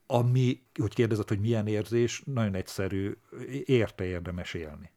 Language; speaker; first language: Hungarian; native; Hungarian